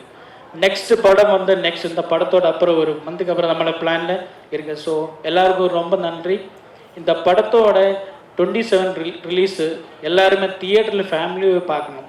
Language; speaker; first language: Tamil; non-native, learner; Malayalam